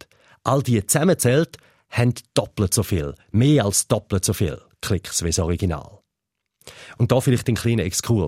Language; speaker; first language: German; native; German